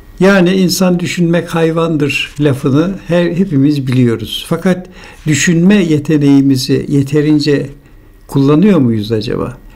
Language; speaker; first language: Turkish; native; Turkish